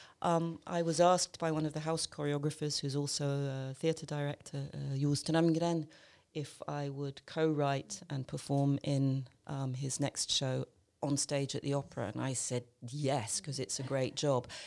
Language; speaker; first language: English; native; English